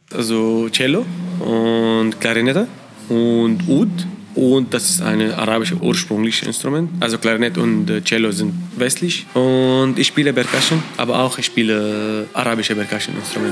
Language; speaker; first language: German; non-native, learner; Arabic